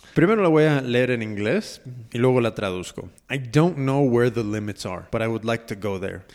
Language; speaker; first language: Spanish; native; Spanish